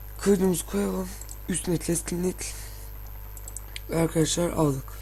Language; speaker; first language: Turkish; native; Turkish